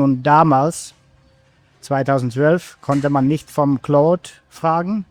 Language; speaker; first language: German; non-native, fluent; Finnish